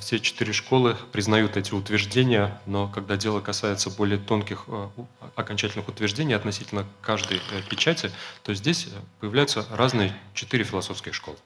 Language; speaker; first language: Russian; native; Russian